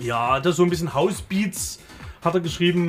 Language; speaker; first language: German; native; German